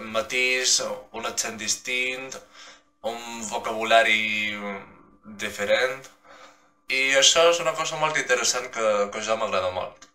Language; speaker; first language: Catalan; non-native, local second language; Spanish